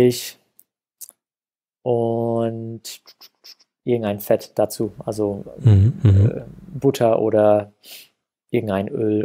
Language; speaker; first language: German; non-native, fluent; English